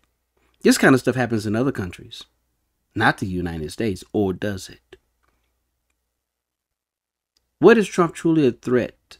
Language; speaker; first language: English; native; English